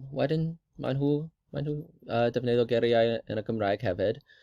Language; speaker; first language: Welsh; non-native, learner; English